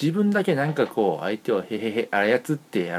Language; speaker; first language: Japanese; native; Japanese